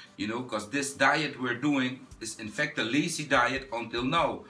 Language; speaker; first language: English; non-native, fluent; Dutch